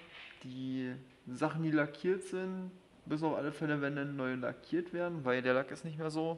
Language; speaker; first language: German; native; German